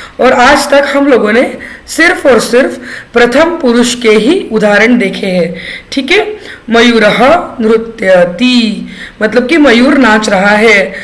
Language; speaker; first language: Hindi; non-native, local second language; Marathi